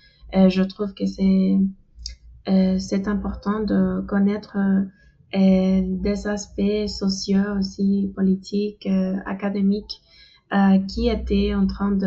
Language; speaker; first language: French; non-native, fluent; Spanish